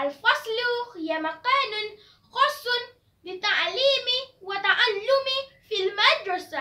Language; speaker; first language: Arabic; non-native, learner; Malay